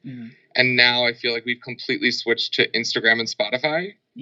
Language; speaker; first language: English; native; English